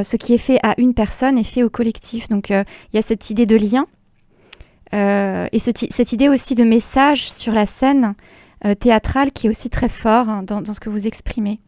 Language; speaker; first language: French; native; French